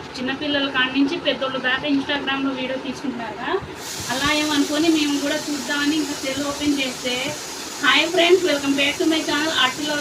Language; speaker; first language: Telugu; non-native, local second language; Urdu